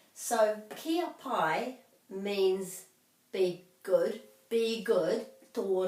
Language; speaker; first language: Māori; non-native, local second language; English